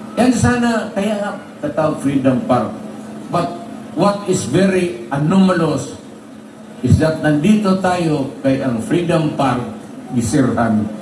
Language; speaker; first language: Filipino; non-native, local second language; Cebuano